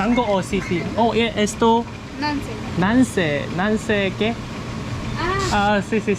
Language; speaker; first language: Spanish; non-native, learner; Korean